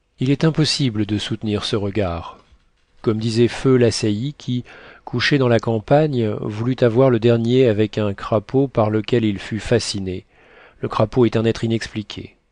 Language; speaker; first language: French; native; French